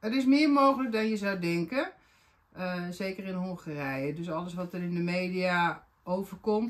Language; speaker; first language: Dutch; native; Dutch